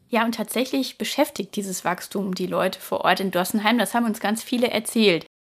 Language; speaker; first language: German; native; German